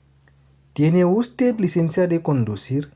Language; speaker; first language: Spanish; non-native, fluent; Haitian Creole